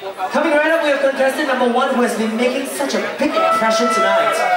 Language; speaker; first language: English; non-native, local second language; Chinese